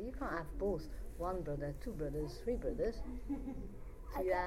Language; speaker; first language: English; native; English